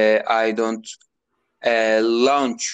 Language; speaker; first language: English; non-native, learner; Turkish